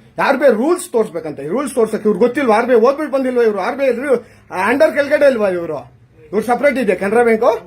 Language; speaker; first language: Kannada; native; Kannada